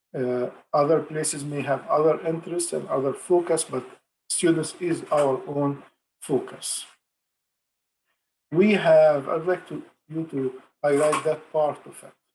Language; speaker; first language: English; non-native, fluent; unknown